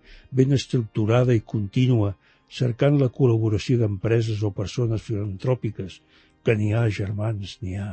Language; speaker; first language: Catalan; native; Catalan